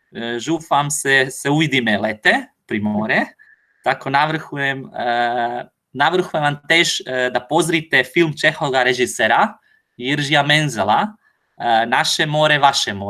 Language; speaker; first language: Slovak; non-native, learner; Croatian